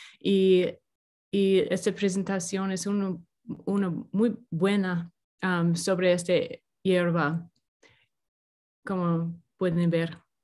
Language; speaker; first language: Spanish; non-native, learner; English